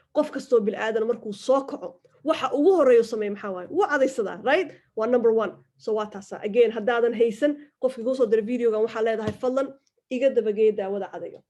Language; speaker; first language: Somali; early bilingual, heritage; Somali